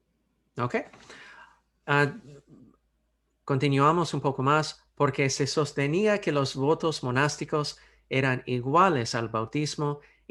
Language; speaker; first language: Spanish; non-native, fluent; English